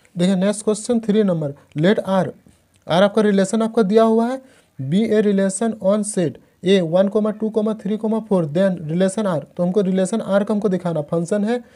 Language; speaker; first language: Hindi; native; Hindi